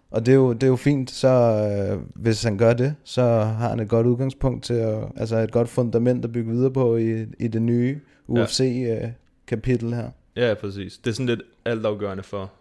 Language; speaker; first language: Danish; native; Danish